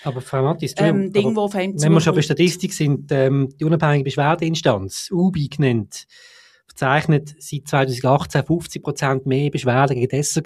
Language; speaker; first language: German; native; German